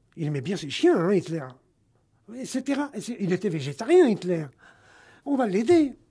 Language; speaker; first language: French; native; French